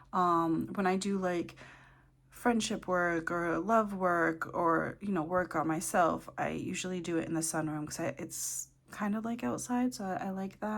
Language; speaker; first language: English; native; English